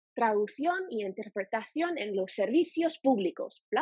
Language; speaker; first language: Spanish; non-native, fluent; English